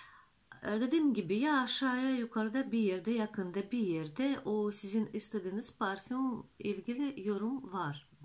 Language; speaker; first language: Turkish; non-native, fluent; Russian